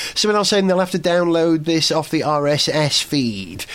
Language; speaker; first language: English; native; English